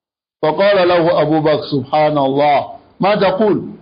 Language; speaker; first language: Arabic; non-native, fluent; French